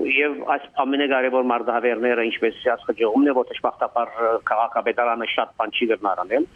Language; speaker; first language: Armenian; early bilingual, heritage; Armenian